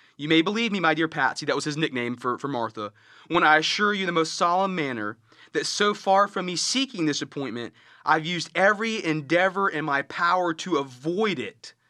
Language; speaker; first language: English; native; English